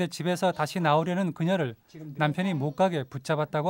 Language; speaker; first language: Korean; native; Korean